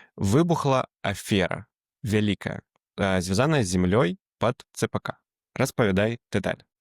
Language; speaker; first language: Belarusian; native; Belarusian